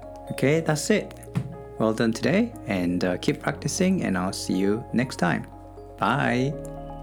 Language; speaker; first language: English; non-native, fluent; Korean